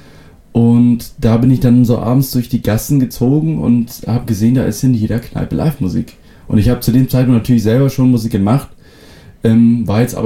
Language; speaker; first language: German; non-native, local second language; Western Frisian